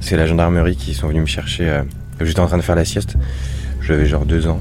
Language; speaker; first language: French; native; French